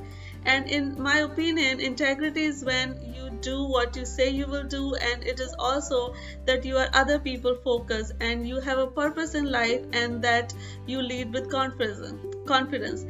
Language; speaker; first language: English; non-native, local second language; Hindi